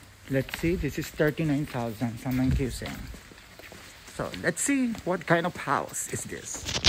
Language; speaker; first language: English; non-native, local second language; Filipino